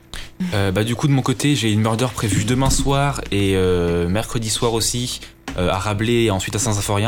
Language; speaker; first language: French; native; French